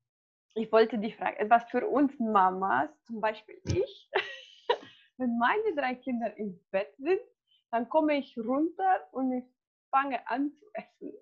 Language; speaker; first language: German; non-native, fluent; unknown